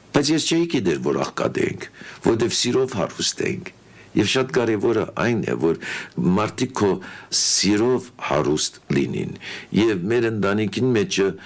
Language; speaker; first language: Armenian; early bilingual, heritage; Armenian